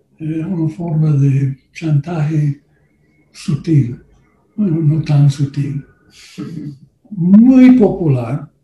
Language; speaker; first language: Spanish; non-native, learner; English